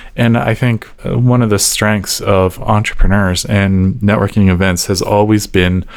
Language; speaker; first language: English; native; English